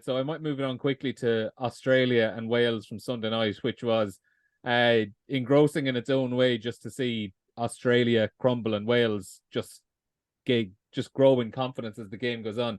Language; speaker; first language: English; native; English